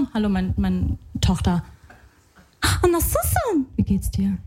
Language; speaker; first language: German; early bilingual, other home language; Arabic